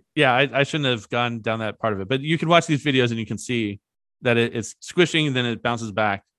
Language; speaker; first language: English; native; English